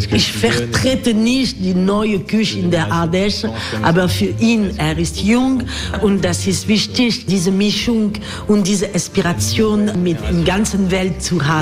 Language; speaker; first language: German; non-native, learner; French